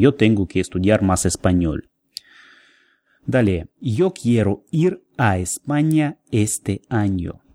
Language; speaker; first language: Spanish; non-native, fluent; Russian